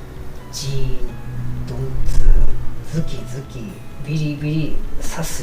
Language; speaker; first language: Japanese; native; Japanese